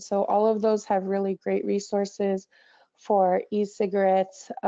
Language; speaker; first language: English; native; English